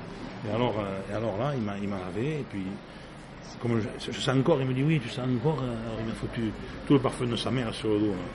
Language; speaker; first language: French; native; French